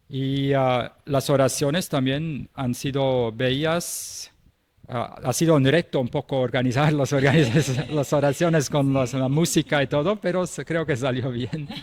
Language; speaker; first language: Spanish; non-native, fluent; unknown